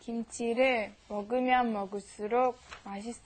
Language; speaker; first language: Korean; non-native, learner; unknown